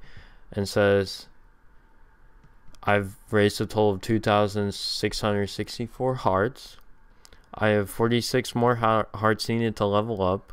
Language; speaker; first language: English; native; English